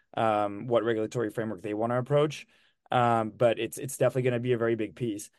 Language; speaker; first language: English; non-native, fluent; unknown